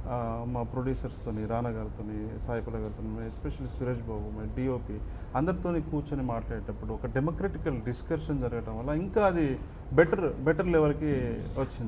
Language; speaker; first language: Telugu; native; Telugu